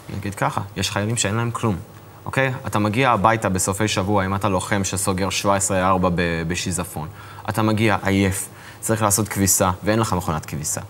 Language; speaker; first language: Hebrew; non-native, fluent; English